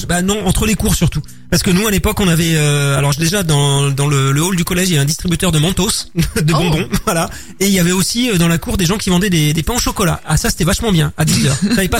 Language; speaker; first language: French; native; French